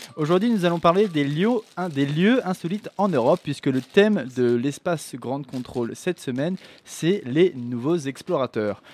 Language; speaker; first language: French; native; French